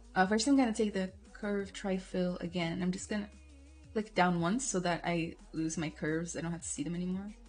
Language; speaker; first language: English; non-native, fluent; Portuguese